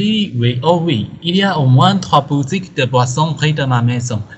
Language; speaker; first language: French; non-native, learner; Chinese